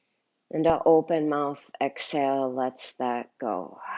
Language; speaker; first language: English; native; English